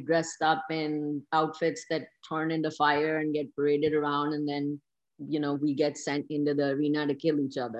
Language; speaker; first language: English; non-native, local second language; Urdu